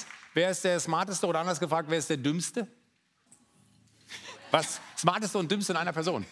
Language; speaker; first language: German; native; German